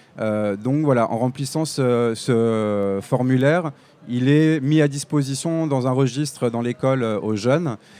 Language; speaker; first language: French; native; French